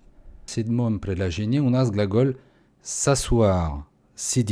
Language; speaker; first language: Russian; non-native, learner; French